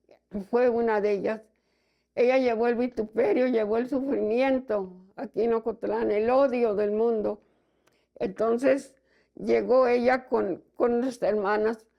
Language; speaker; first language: Spanish; native; Spanish